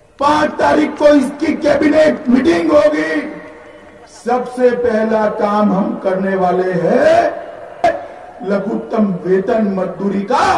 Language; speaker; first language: Hindi; non-native, local second language; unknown